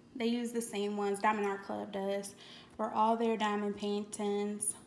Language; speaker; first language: English; native; English